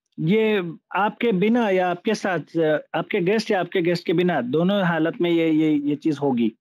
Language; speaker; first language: Hindi; native; Hindi